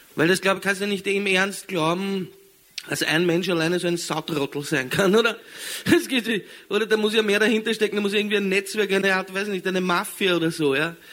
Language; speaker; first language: German; native; German